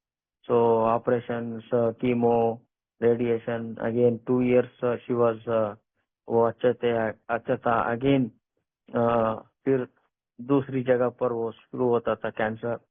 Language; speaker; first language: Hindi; non-native, local second language; Kannada